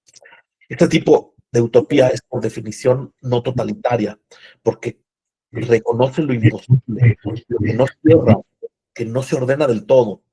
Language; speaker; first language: Spanish; native; Spanish